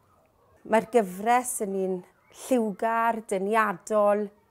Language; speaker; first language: Welsh; native; Welsh